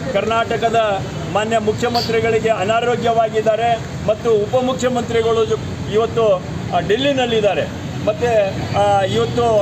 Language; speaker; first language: Kannada; non-native, local second language; Lambadi